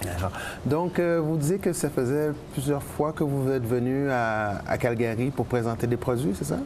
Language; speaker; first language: French; native; French